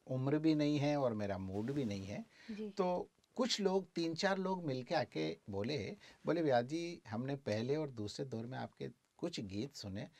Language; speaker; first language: Hindi; native; Hindi